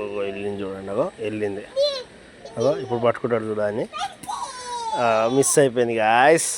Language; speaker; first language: Telugu; non-native, local second language; Lambadi